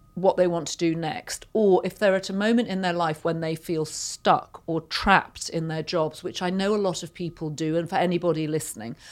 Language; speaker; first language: English; native; English